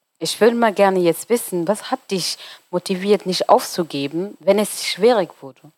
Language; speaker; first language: German; non-native, fluent; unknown